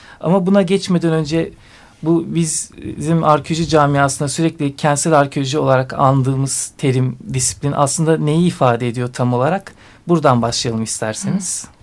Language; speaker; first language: Turkish; native; Turkish